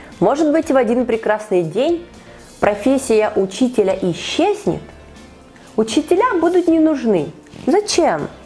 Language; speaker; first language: Russian; native; Russian